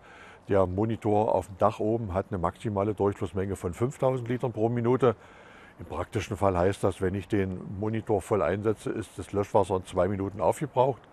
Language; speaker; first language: German; native; German